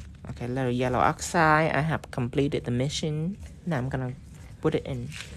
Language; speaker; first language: English; non-native, fluent; Vietnamese